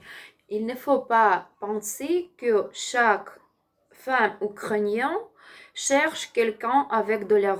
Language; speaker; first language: French; non-native, learner; Ukrainian